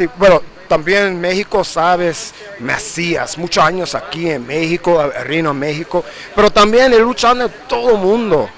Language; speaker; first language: Spanish; early bilingual, heritage; English